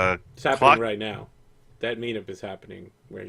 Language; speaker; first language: English; native; English